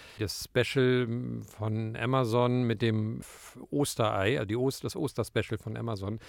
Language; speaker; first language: German; native; German